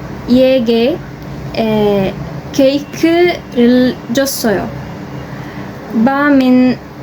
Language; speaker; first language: Korean; non-native, learner; Arabic